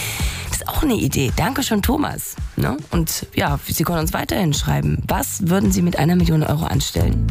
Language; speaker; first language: German; native; German